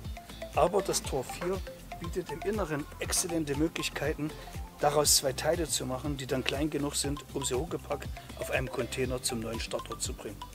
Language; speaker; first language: German; native; German